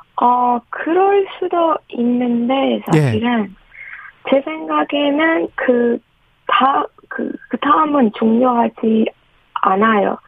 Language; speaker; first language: Korean; non-native, fluent; Persian